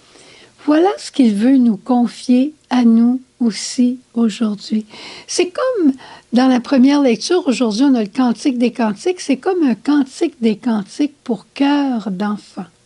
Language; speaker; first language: French; native; French